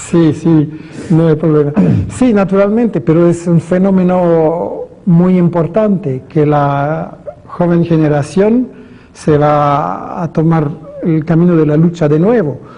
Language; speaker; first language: Spanish; non-native, fluent; French